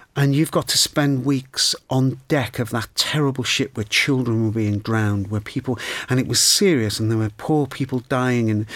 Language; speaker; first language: English; native; English